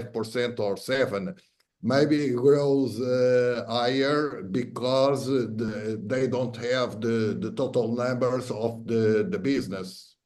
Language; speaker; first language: English; non-native, fluent; Portuguese